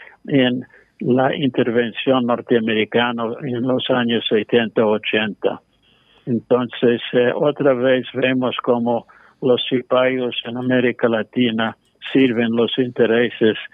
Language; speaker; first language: Spanish; non-native, fluent; English